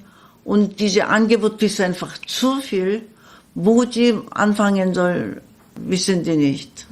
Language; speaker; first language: German; non-native, learner; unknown